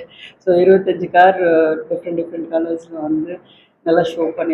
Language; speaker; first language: Tamil; native; Tamil